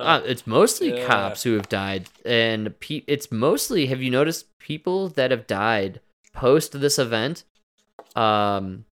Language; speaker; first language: English; native; English